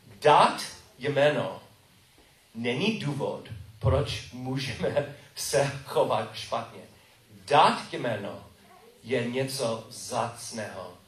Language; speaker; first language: Czech; non-native, learner; English